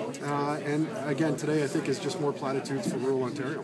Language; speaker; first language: English; native; English